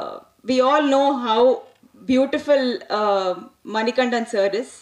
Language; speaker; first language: Tamil; non-native, local second language; Telugu